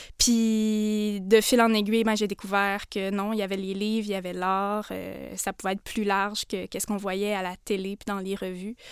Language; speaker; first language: French; native; French